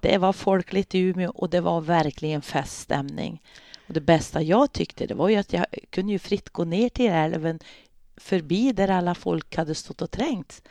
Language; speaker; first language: Swedish; native; Swedish